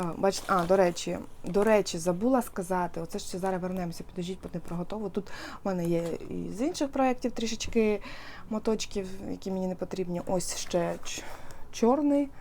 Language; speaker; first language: Ukrainian; non-native, local second language; Russian